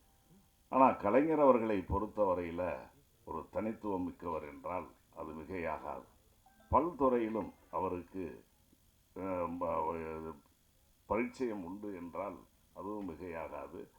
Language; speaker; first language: Tamil; native; Tamil